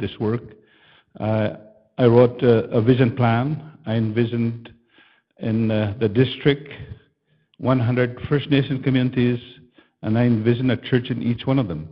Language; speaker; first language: English; native; English